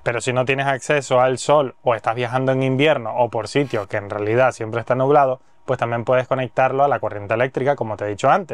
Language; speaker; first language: Spanish; native; Spanish